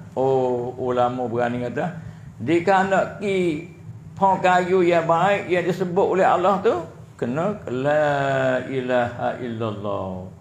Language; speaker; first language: Malay; native; Malay